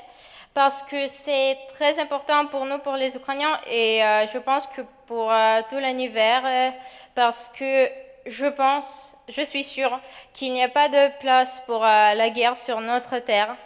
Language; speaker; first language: French; non-native, fluent; Ukrainian